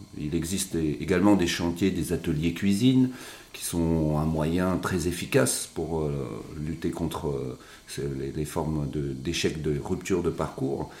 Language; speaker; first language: French; native; French